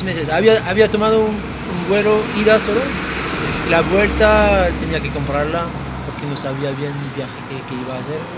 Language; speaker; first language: Spanish; non-native, fluent; French